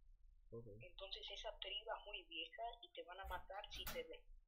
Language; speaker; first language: Spanish; early bilingual, heritage; Spanish